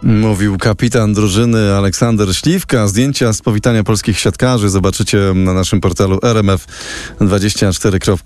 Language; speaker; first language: Polish; native; Polish